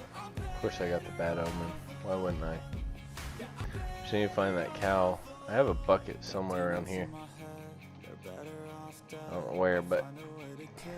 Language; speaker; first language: English; native; English